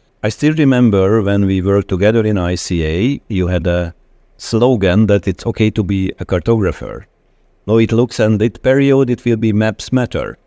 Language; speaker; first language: English; non-native, fluent; Hungarian